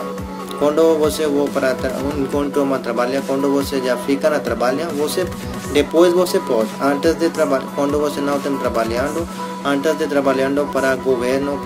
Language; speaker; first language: Portuguese; non-native, learner; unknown